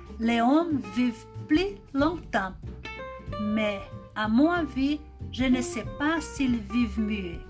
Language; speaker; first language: French; non-native, learner; Portuguese